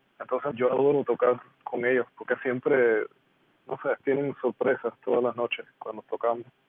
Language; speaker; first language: Spanish; early bilingual, heritage; Spanish